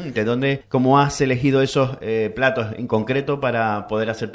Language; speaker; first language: Spanish; native; Spanish